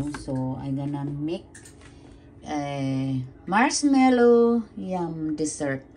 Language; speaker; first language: English; non-native, learner; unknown